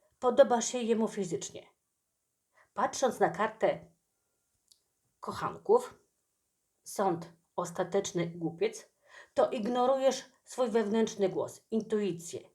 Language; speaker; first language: Polish; native; Polish